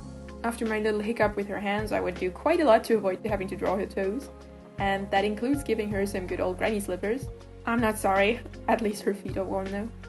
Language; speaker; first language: English; non-native, fluent; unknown